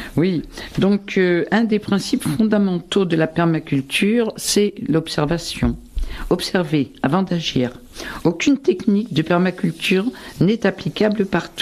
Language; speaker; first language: French; native; French